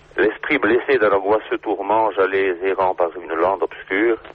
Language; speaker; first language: French; native; French